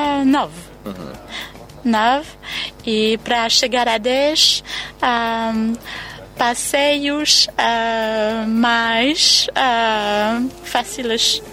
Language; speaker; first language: Portuguese; non-native, fluent; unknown